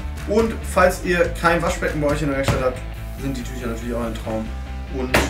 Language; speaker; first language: German; native; German